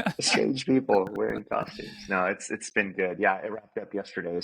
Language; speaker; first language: English; native; English